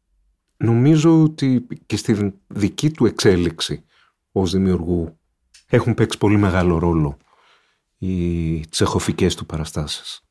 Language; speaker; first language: Greek; native; Greek